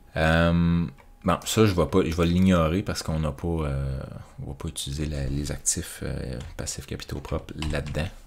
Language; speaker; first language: French; native; French